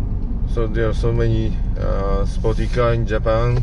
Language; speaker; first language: English; non-native, learner; Japanese